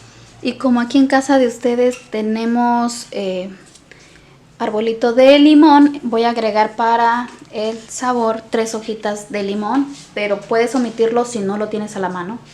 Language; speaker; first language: Spanish; native; Spanish